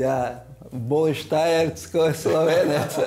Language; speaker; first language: Slovenian; non-native, learner; Portuguese